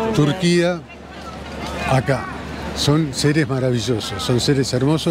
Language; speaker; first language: Spanish; native; Spanish